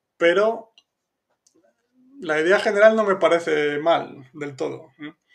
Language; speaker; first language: Spanish; native; Spanish